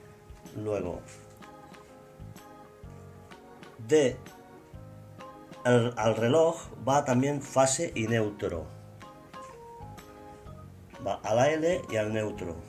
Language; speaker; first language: Spanish; native; Spanish